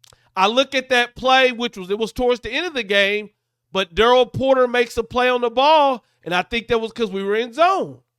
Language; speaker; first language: English; native; English